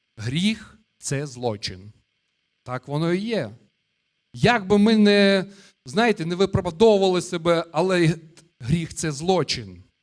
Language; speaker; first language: Ukrainian; non-native, local second language; Russian